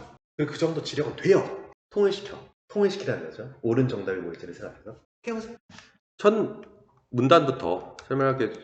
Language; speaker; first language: Korean; native; Korean